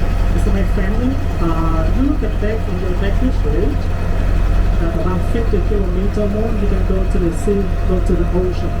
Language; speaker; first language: English; non-native, learner; Vietnamese